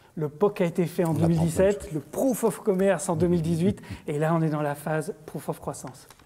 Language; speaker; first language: French; native; French